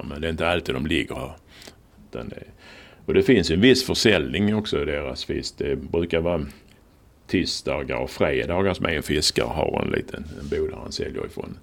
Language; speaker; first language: Swedish; native; Swedish